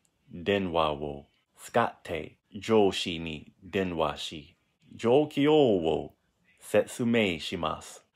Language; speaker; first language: Japanese; non-native, learner; English